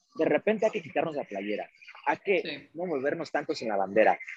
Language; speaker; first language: Spanish; early bilingual, heritage; Spanish